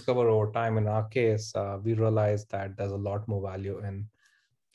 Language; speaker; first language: English; non-native, local second language; Hindi